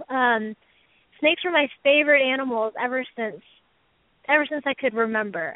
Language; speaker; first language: English; native; English